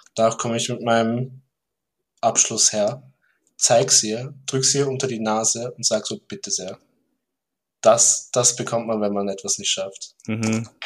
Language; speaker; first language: German; early bilingual, other home language; Turkish